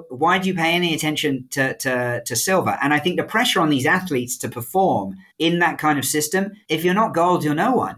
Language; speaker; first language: English; native; English